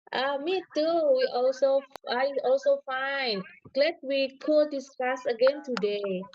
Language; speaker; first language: English; non-native, learner; Indonesian